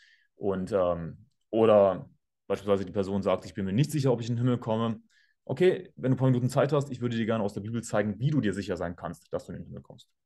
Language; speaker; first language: German; native; German